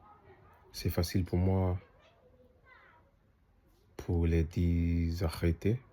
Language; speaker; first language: French; non-native, learner; English